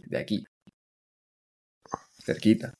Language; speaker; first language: Spanish; native; Spanish